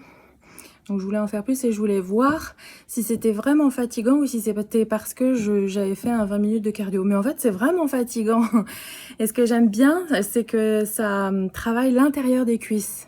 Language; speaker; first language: French; native; French